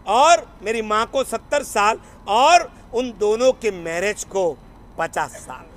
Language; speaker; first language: Hindi; non-native, local second language; Gujarati